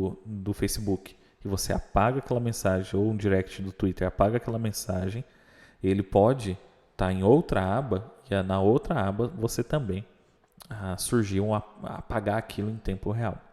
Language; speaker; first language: Portuguese; native; Portuguese